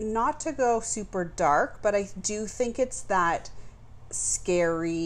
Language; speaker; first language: English; native; English